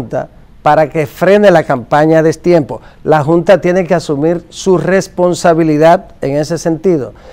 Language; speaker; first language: Spanish; native; Spanish